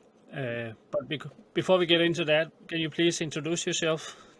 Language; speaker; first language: English; non-native, fluent; Danish